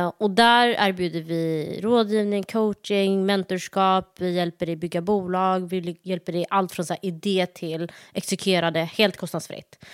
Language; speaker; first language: Swedish; early bilingual, other home language; Somali